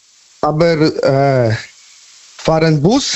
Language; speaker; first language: German; non-native, learner; Polish